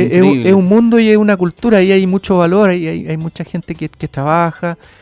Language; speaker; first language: Spanish; native; Spanish